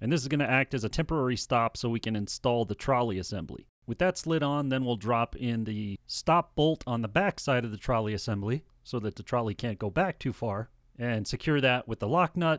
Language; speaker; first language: English; native; English